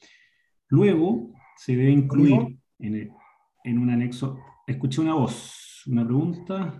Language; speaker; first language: Spanish; native; Spanish